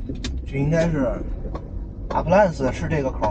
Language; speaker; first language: Chinese; native; Chinese